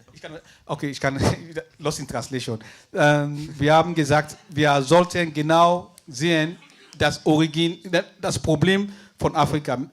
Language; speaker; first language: German; non-native, fluent; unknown